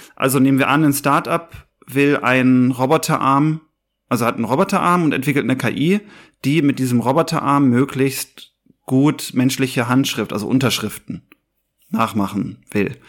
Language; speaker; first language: German; native; German